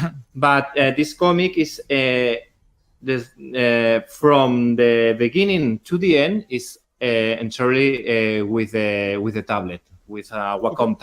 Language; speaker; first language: English; non-native, learner; Spanish